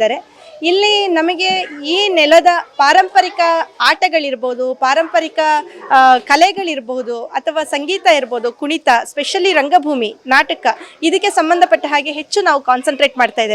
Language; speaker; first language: Kannada; native; Kannada